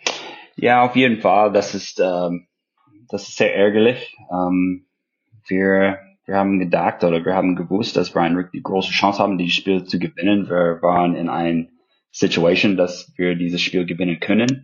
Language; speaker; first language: German; non-native, fluent; English